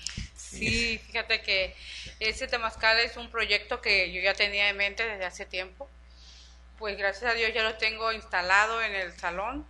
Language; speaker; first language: Spanish; native; Spanish